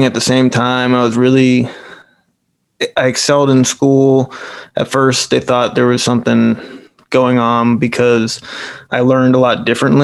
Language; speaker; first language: English; native; English